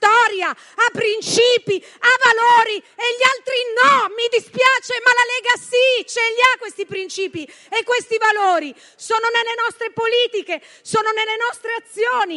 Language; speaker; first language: Italian; native; Italian